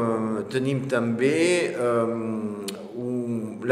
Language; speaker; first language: Catalan; non-native, local second language; French